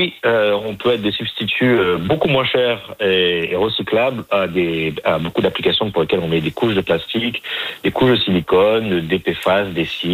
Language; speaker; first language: French; native; French